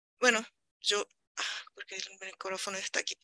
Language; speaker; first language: Spanish; non-native, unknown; Portuguese